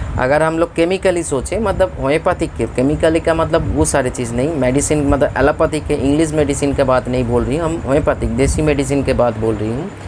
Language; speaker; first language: Hindi; non-native, local second language; Bangla